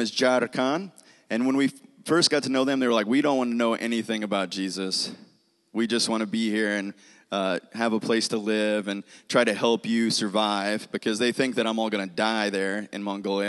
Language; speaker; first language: English; native; English